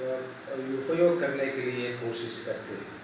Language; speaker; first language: Hindi; non-native, local second language; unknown